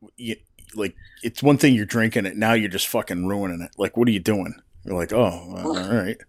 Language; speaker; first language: English; native; English